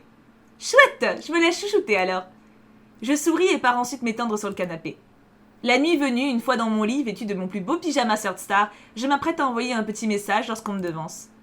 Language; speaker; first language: French; native; French